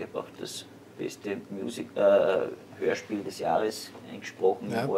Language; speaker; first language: German; native; German